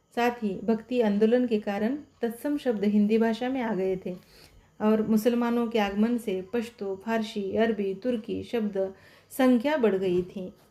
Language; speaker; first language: Hindi; non-native, local second language; Marathi